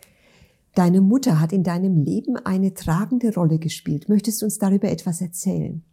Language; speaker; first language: German; native; German